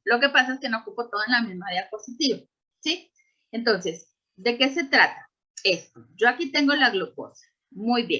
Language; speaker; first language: Spanish; native; Spanish